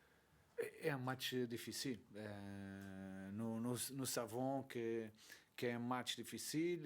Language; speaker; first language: French; non-native, learner; Portuguese